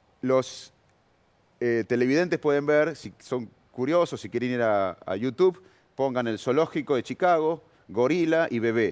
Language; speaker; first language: Spanish; native; Spanish